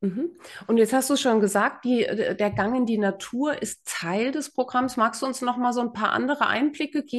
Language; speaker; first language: German; native; German